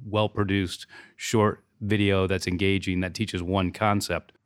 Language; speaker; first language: English; native; English